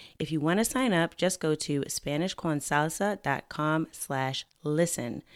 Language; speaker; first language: English; native; English